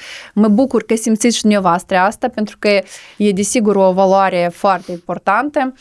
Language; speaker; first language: Romanian; non-native, local second language; Russian